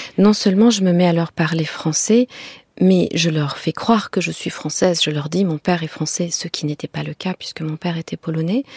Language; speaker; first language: French; non-native, local second language; Kinyarwanda